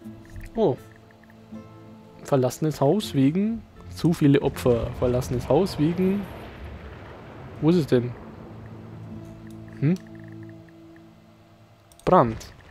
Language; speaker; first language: German; native; German